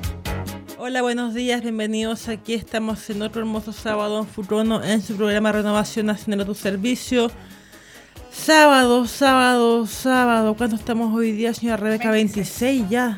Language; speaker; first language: Spanish; native; Spanish